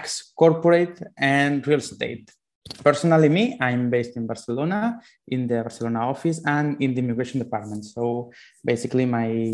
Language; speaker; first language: English; non-native, fluent; Spanish